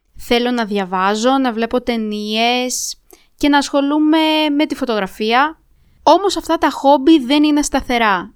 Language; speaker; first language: Greek; early bilingual, other home language; Romanian